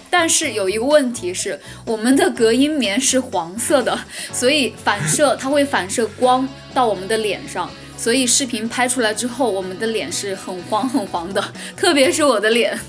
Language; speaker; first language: Chinese; native; Chinese